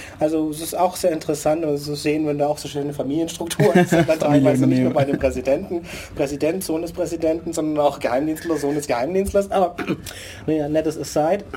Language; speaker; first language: German; native; German